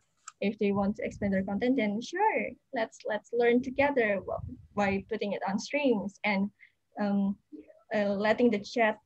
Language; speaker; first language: English; non-native, fluent; Indonesian